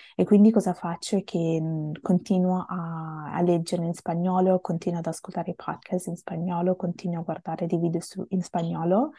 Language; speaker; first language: Italian; early bilingual, other home language; Bangla